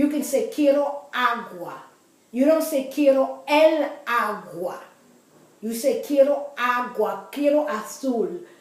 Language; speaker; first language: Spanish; non-native, fluent; English